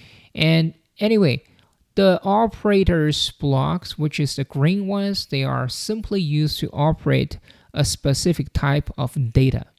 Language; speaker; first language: English; non-native, fluent; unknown